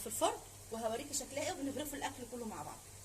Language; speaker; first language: Arabic; native; Arabic